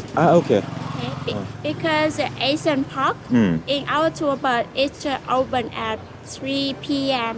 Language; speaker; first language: English; non-native, learner; Vietnamese